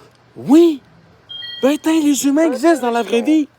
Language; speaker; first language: French; native; French